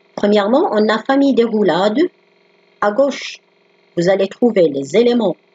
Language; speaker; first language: French; non-native, local second language; Arabic